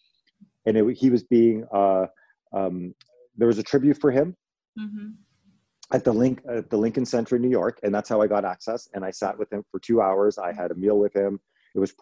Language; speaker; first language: English; native; English